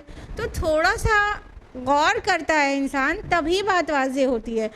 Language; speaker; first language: Urdu; native; Urdu